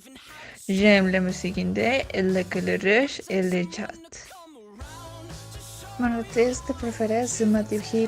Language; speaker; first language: French; non-native, learner; Spanish